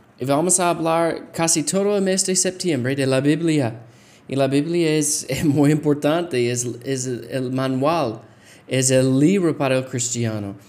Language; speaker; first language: Spanish; non-native, fluent; English